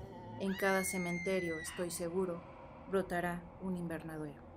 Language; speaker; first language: Spanish; native; Spanish